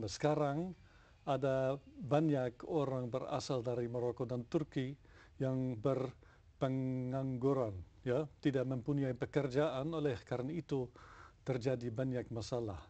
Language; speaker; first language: Indonesian; non-native, fluent; Dutch